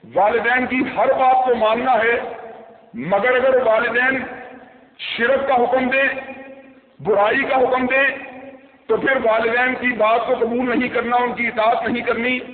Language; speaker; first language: Urdu; non-native, local second language; Punjabi